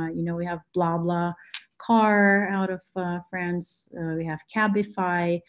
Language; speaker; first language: English; non-native, fluent; Bulgarian